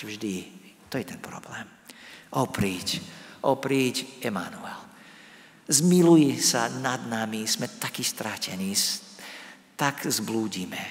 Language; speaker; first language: Slovak; non-native, fluent; English